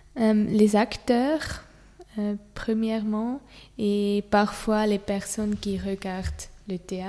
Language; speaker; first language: French; non-native, learner; German